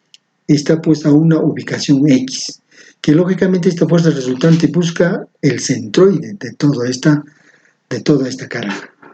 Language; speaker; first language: Spanish; native; Spanish